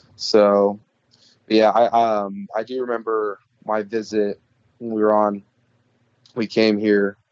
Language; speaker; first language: English; native; English